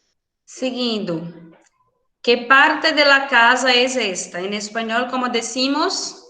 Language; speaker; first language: Spanish; non-native, fluent; Portuguese